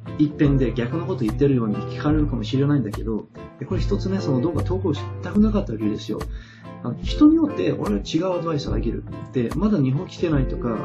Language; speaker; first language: Japanese; non-native, fluent; English